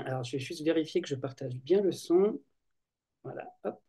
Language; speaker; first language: French; native; French